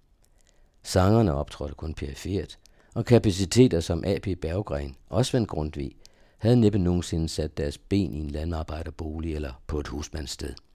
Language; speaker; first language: Danish; native; Danish